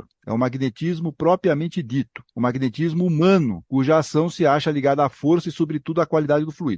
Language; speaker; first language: Portuguese; native; Portuguese